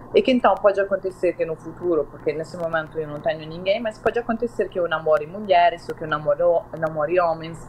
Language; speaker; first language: Portuguese; non-native, fluent; Italian